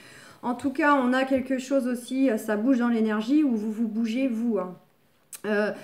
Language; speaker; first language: French; native; French